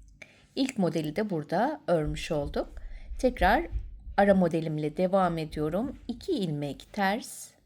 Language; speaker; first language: Turkish; native; Turkish